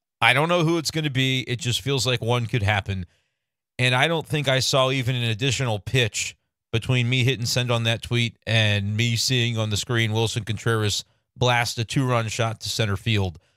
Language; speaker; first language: English; native; English